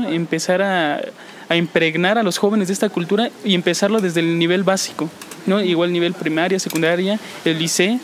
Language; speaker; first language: Spanish; native; Spanish